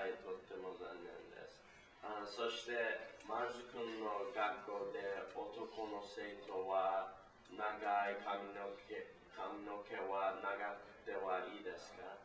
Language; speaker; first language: Japanese; non-native, learner; English